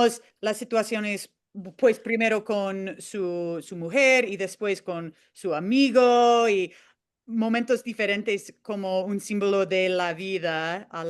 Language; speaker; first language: Spanish; non-native, fluent; English